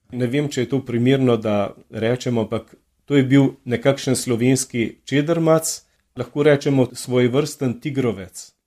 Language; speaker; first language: Slovenian; native; Slovenian